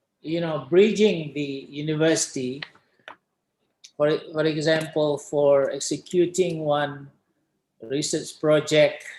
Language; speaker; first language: English; non-native, fluent; Indonesian